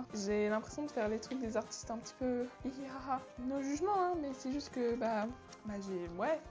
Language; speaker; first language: French; native; French